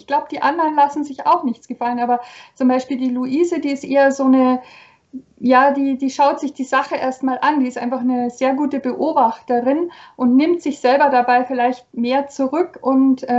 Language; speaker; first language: German; native; German